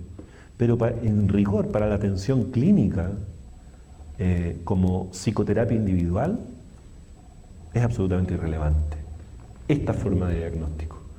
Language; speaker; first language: Spanish; native; Spanish